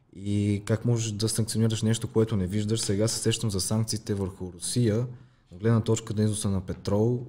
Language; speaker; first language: Bulgarian; native; Bulgarian